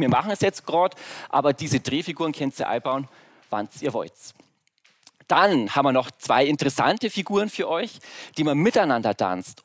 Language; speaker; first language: German; native; German